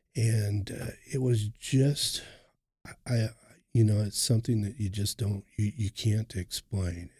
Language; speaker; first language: English; native; English